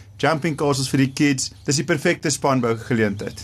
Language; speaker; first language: English; non-native, local second language; Afrikaans